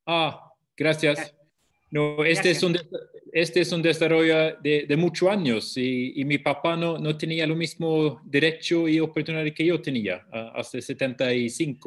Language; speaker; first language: Spanish; non-native, fluent; Swedish